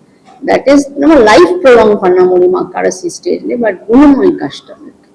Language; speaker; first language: Tamil; non-native, local second language; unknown